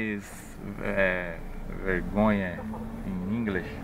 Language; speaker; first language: English; non-native, learner; Portuguese